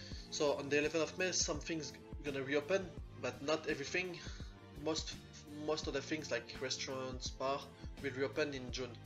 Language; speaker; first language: English; non-native, fluent; French